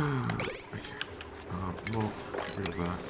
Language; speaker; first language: English; native; English